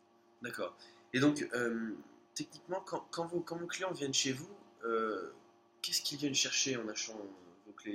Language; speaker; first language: French; native; French